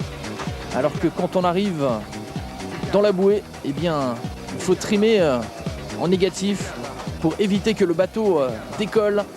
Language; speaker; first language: French; native; French